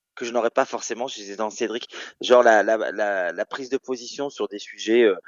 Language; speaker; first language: French; native; French